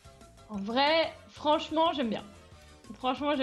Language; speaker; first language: French; native; French